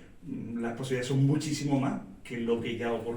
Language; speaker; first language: Spanish; native; Spanish